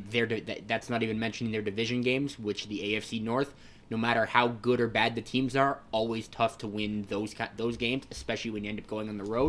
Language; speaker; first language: English; native; English